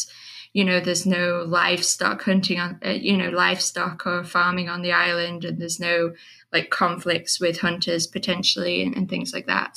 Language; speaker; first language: English; native; English